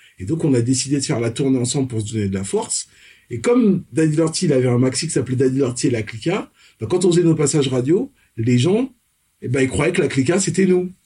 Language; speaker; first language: French; early bilingual, other home language; Fon